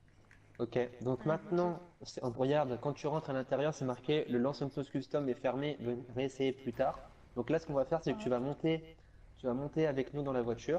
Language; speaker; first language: French; native; French